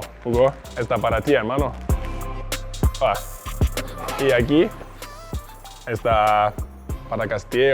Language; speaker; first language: Spanish; non-native, learner; Turkish